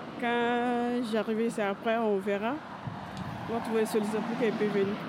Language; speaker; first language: French; non-native, learner; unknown